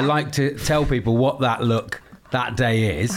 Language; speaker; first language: English; native; English